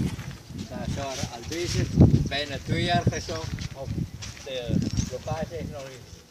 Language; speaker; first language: Dutch; non-native, local second language; Javanese